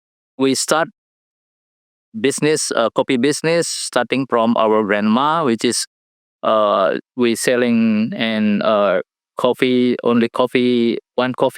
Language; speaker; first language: English; non-native, learner; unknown